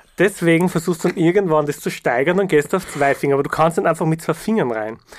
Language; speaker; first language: German; early bilingual, other home language; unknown